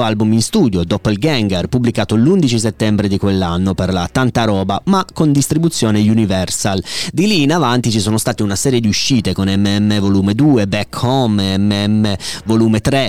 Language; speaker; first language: Italian; native; Italian